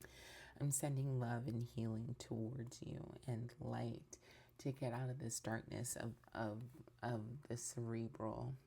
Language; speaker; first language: English; native; English